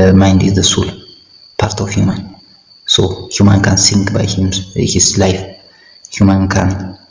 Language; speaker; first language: English; non-native, local second language; Amharic